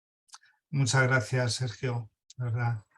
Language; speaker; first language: Spanish; native; Spanish